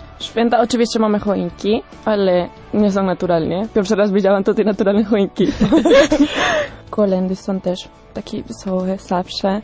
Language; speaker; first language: Polish; early bilingual, heritage; Spanish